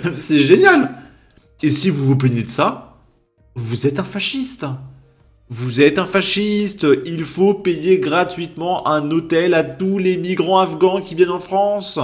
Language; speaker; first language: French; native; French